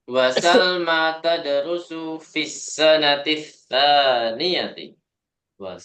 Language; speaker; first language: Arabic; non-native, fluent; Indonesian